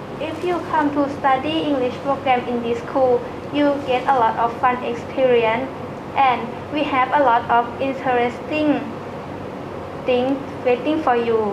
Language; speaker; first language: English; non-native, learner; Thai